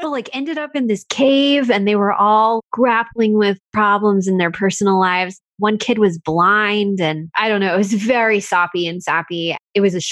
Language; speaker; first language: English; native; English